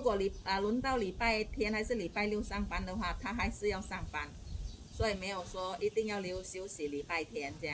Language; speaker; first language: Chinese; non-native, fluent; Indonesian